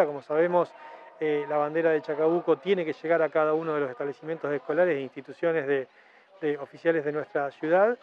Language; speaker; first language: Spanish; native; Spanish